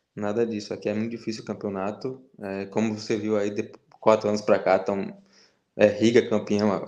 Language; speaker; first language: Portuguese; native; Portuguese